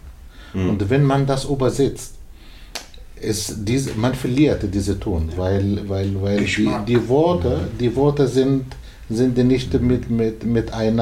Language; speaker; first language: German; non-native, learner; Arabic